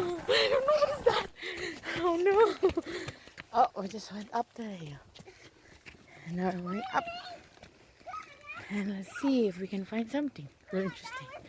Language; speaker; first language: English; non-native, local second language; Filipino